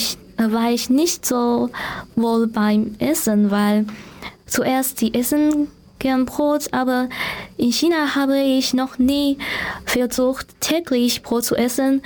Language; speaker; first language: German; non-native, learner; Chinese